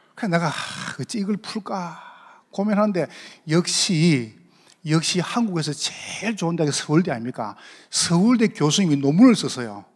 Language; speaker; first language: Korean; native; Korean